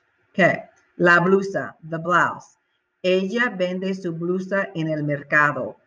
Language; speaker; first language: Spanish; non-native, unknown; English